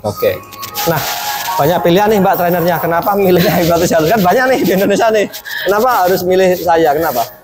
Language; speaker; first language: Indonesian; native; Indonesian